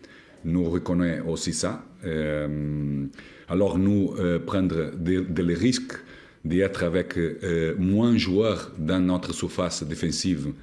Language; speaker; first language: French; non-native, learner; Portuguese